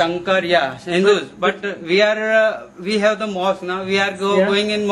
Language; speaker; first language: English; non-native, learner; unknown